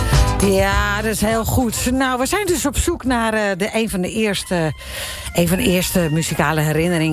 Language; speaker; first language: Dutch; native; Dutch